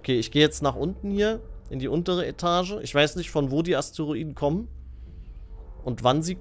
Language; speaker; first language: German; native; German